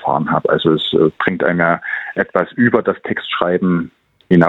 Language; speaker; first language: German; native; German